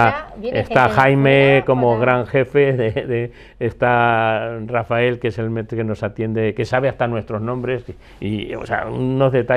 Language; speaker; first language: Spanish; native; Spanish